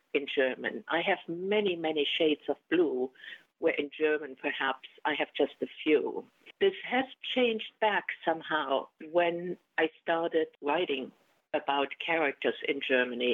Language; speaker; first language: English; non-native, fluent; German